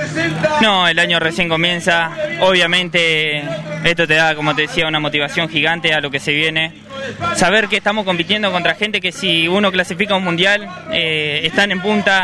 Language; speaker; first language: Spanish; native; Spanish